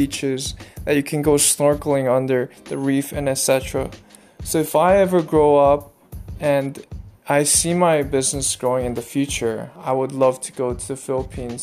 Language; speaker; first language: English; non-native, local second language; Korean